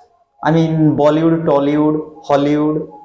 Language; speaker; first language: English; non-native, fluent; Hindi